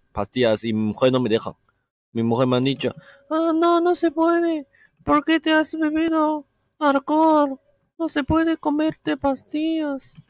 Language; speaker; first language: Spanish; non-native, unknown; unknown